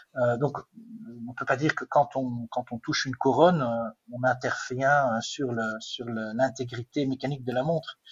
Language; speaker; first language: French; non-native, local second language; Dutch